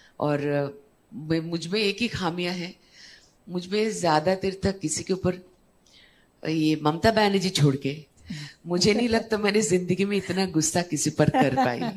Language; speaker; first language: Hindi; non-native, local second language; Bangla